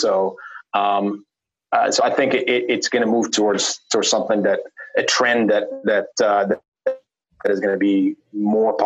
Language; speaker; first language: English; non-native, fluent; Arabic